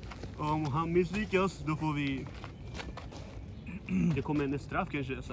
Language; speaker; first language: Swedish; early bilingual, other home language; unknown